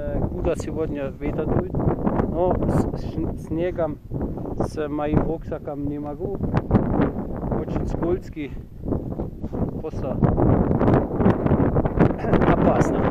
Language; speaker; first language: Russian; non-native, learner; German